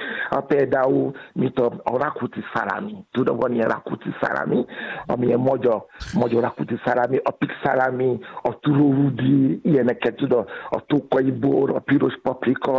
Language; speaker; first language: Hungarian; non-native, fluent; Yoruba